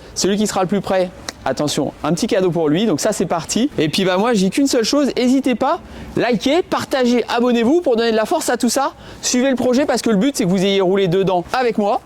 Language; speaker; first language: French; native; French